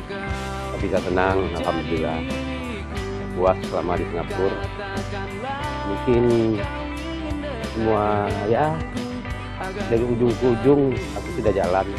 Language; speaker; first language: Indonesian; non-native, local second language; Minangkabau